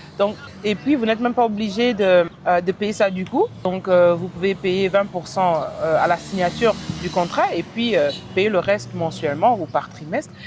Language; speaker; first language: French; early bilingual, heritage; French